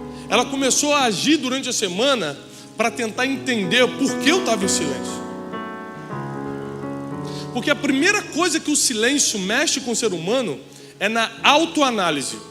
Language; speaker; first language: Portuguese; native; Portuguese